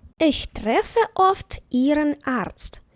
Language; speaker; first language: German; non-native, fluent; Ukrainian